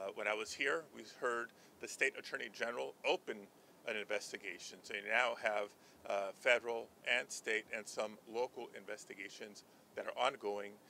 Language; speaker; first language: English; early bilingual, other home language; Spanish